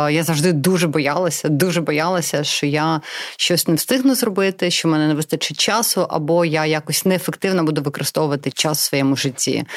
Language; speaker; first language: Ukrainian; non-native, local second language; Russian